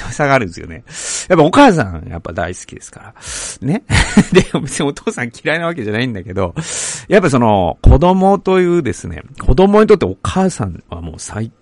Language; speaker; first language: Japanese; native; Japanese